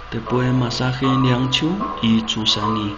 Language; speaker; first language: Spanish; non-native, learner; Chinese